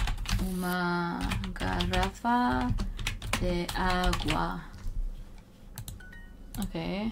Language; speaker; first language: Portuguese; non-native, learner; English